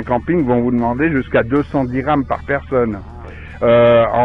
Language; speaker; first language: French; native; French